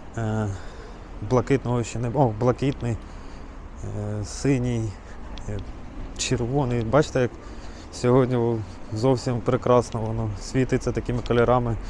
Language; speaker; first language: Ukrainian; native; Ukrainian